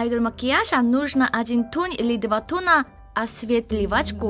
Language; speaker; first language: Russian; non-native, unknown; Korean